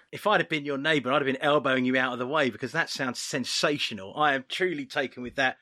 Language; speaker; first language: English; native; English